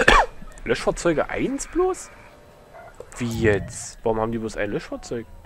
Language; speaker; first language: German; native; German